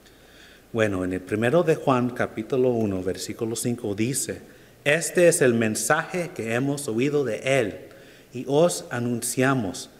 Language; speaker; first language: Spanish; non-native, fluent; English